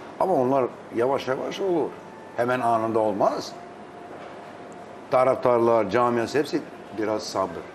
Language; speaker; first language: Turkish; non-native, fluent; Albanian